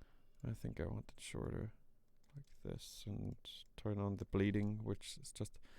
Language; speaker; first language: English; non-native, fluent; German